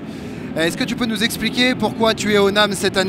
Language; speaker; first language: French; native; French